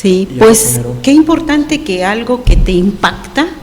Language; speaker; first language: Spanish; native; Spanish